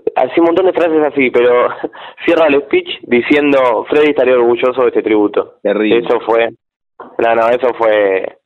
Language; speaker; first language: Spanish; native; Spanish